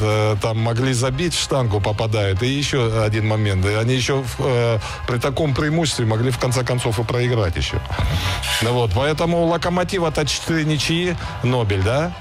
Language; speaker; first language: Russian; native; Russian